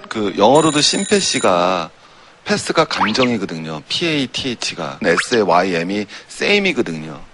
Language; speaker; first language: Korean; native; Korean